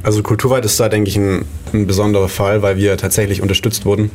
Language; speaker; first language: German; native; German